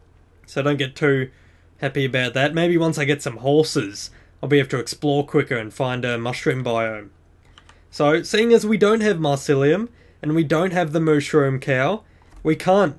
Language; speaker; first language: English; native; English